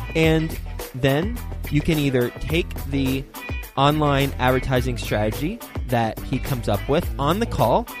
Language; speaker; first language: English; native; English